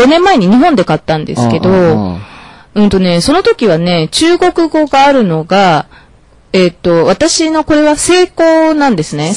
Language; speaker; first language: Japanese; non-native, fluent; Chinese